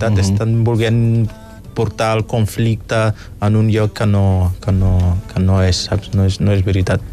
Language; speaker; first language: Catalan; non-native, fluent; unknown